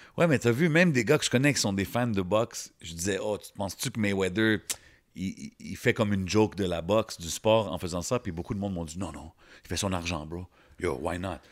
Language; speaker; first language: French; early bilingual, other home language; Arabic